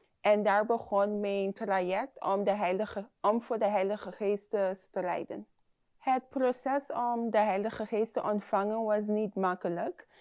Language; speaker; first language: Dutch; non-native, fluent; English